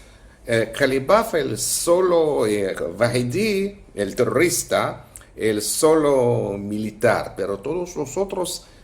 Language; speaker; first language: Spanish; non-native, fluent; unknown